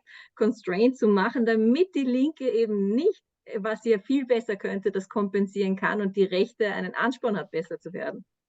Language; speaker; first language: German; native; German